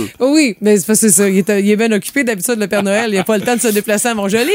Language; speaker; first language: French; native; French